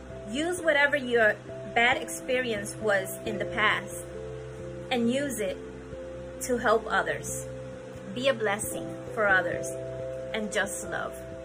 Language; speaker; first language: English; early bilingual, other home language; Spanish